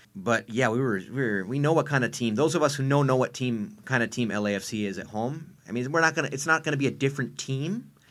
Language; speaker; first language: English; native; English